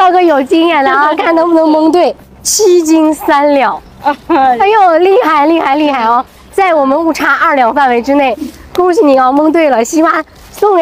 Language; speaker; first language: Chinese; native; Chinese